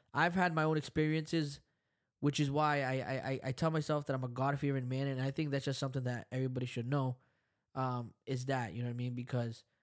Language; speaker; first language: English; early bilingual, other home language; Spanish